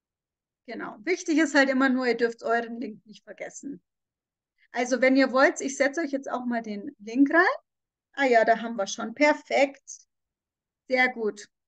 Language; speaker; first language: German; native; German